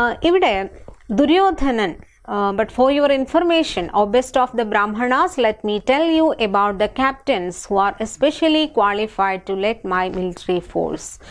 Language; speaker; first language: English; non-native, local second language; Malayalam